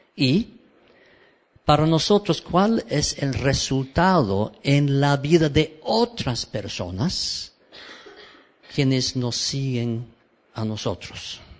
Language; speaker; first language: Spanish; non-native, fluent; English